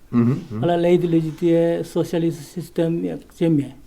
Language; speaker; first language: Czech; non-native, learner; Korean